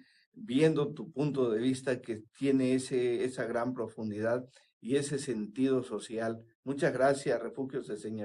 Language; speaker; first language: Spanish; native; Spanish